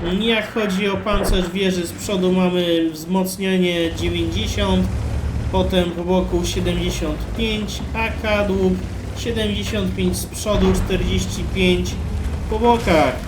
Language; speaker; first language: Polish; native; Polish